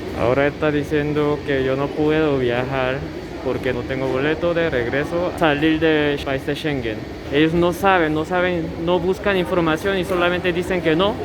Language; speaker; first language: Spanish; non-native, fluent; Korean